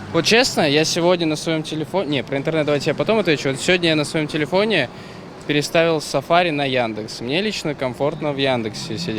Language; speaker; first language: Russian; native; Russian